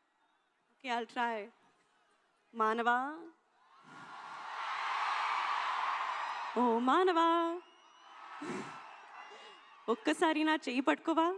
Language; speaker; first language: Telugu; non-native, learner; Hindi